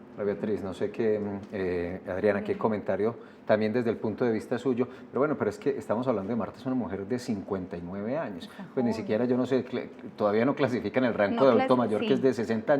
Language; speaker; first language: Spanish; native; Spanish